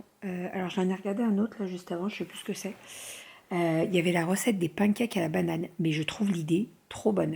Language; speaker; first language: French; native; French